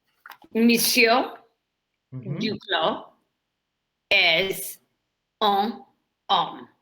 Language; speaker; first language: French; non-native, learner; English